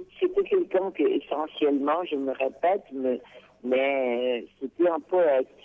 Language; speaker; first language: French; non-native, fluent; Spanish